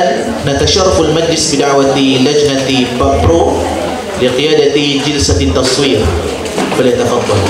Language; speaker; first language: Arabic; non-native, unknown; Malay